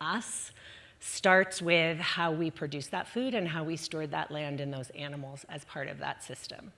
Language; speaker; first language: English; native; English